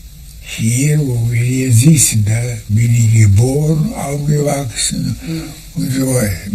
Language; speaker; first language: German; non-native, fluent; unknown